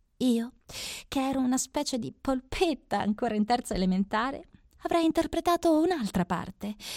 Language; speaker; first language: Italian; native; Italian